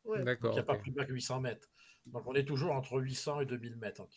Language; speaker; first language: French; native; French